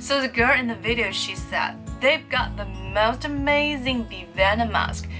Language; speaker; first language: English; non-native, fluent; Chinese